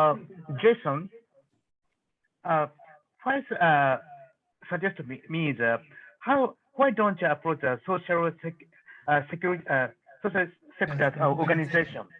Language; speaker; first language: English; non-native, learner; Japanese